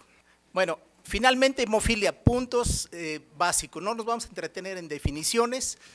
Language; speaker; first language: Spanish; native; Spanish